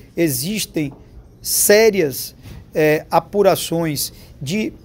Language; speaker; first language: Portuguese; native; Portuguese